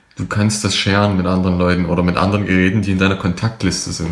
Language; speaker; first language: German; native; German